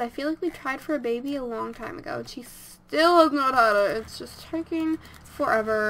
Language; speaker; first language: English; native; English